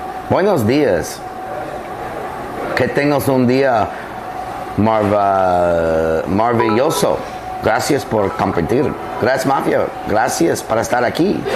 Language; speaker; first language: Spanish; non-native, learner; English